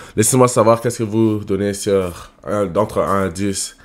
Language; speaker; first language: French; non-native, learner; English